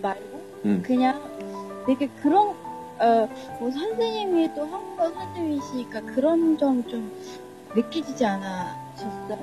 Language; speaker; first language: Korean; non-native, learner; Chinese